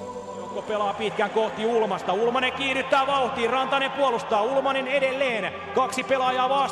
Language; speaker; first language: Finnish; native; Finnish